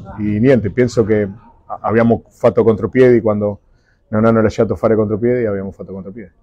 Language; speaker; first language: Italian; non-native, fluent; Spanish